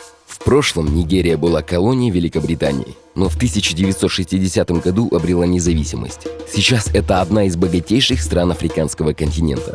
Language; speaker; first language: Russian; native; Russian